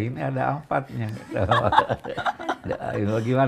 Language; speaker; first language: Indonesian; native; Indonesian